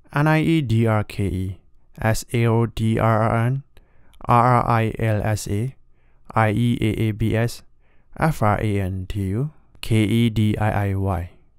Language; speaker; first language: Burmese; native; Burmese